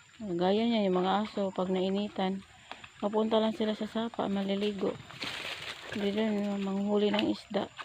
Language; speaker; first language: Filipino; non-native, local second language; Cebuano